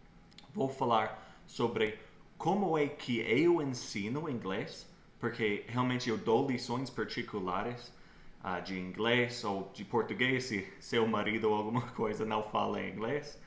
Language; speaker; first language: Portuguese; non-native, fluent; English